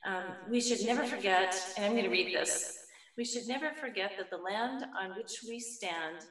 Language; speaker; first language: English; native; English